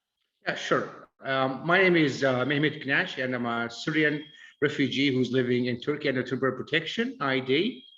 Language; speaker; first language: English; non-native, fluent; Arabic